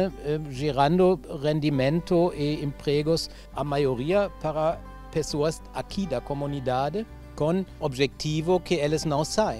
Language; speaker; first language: Portuguese; non-native, fluent; German